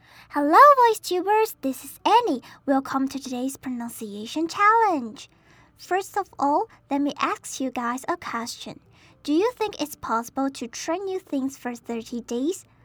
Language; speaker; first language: English; non-native, fluent; Chinese